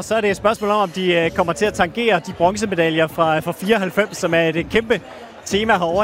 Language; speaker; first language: Danish; native; Danish